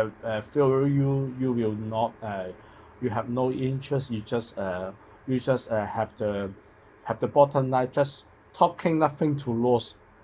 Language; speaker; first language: English; non-native, local second language; Cantonese